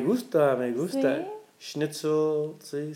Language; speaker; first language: Spanish; non-native, learner; English